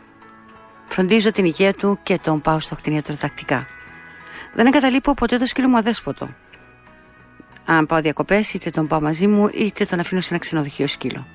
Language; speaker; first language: Greek; native; Greek